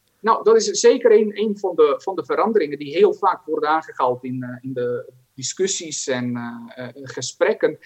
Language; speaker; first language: Dutch; non-native, fluent; Croatian